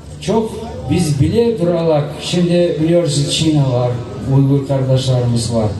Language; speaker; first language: Turkish; non-native, learner; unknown